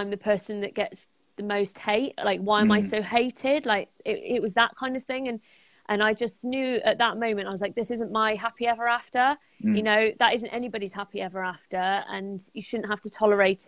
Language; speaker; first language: English; native; English